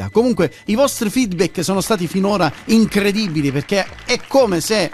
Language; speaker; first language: Italian; native; Italian